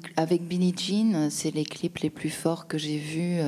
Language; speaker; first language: French; native; French